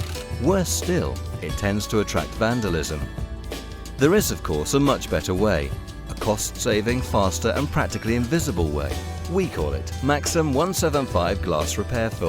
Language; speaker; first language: English; native; English